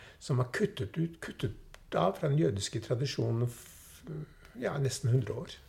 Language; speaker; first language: Norwegian; early bilingual, other home language; Swedish